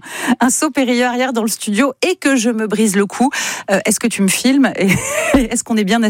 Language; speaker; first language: French; native; French